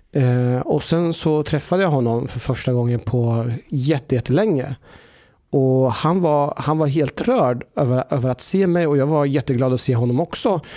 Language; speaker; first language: Swedish; early bilingual, other home language; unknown